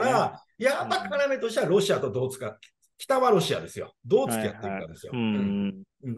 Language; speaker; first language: Japanese; native; Japanese